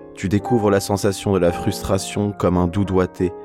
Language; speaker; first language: French; non-native, fluent; Portuguese